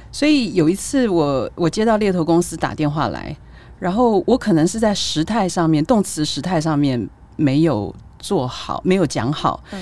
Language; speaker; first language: Chinese; native; Chinese